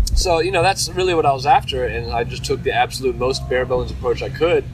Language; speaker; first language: English; early bilingual, other home language; Italian